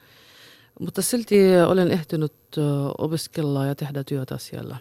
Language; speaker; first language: Finnish; non-native, fluent; Arabic